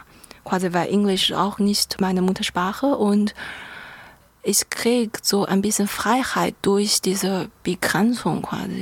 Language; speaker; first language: German; non-native, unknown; Chinese